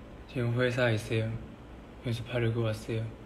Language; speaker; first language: Korean; non-native, learner; Chinese